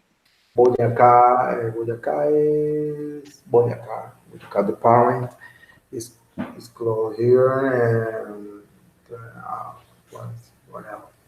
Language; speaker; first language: English; non-native, learner; Spanish